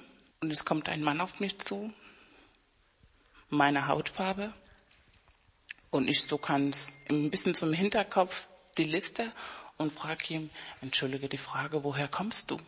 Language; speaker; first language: German; non-native, fluent; Spanish